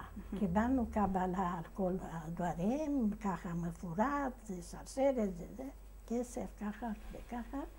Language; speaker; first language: Hebrew; non-native, fluent; Hungarian